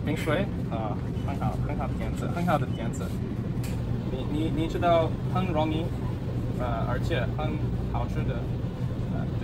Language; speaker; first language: Chinese; non-native, learner; English